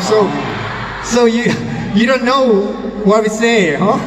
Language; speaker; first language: English; non-native, learner; Korean